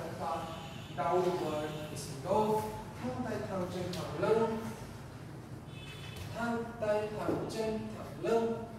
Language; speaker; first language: Vietnamese; non-native, learner; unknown